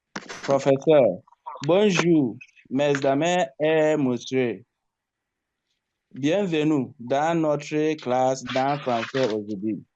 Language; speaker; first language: French; non-native, learner; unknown